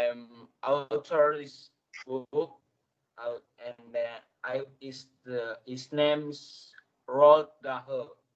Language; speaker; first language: English; non-native, learner; Indonesian